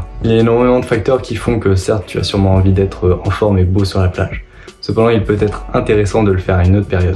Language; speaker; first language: French; native; French